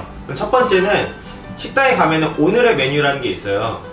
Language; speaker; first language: Korean; native; Korean